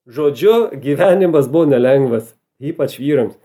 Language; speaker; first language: Lithuanian; native; Lithuanian